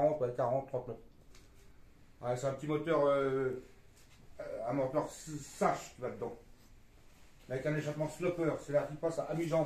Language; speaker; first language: French; native; French